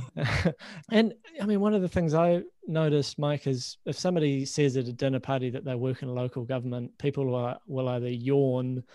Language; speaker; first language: English; native; English